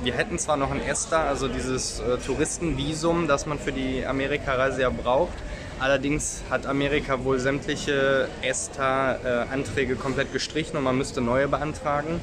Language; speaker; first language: German; native; German